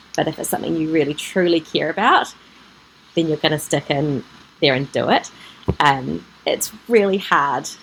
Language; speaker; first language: English; native; English